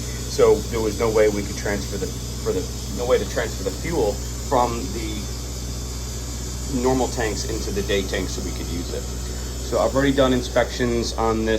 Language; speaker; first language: English; native; English